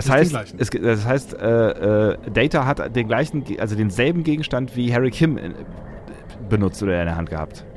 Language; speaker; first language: German; native; German